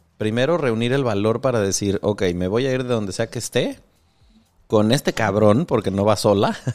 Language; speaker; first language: Spanish; native; Spanish